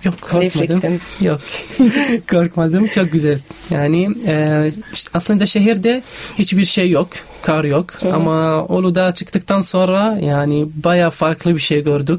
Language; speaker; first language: Turkish; non-native, learner; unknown